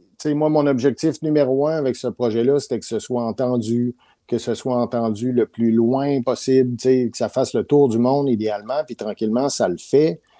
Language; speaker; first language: French; native; French